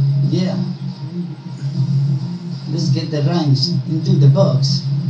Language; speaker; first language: English; non-native, learner; Spanish